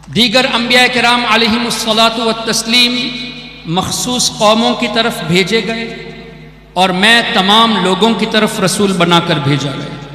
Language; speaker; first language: Urdu; non-native, fluent; Memoni